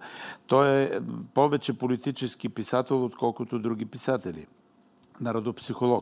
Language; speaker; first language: Bulgarian; native; Bulgarian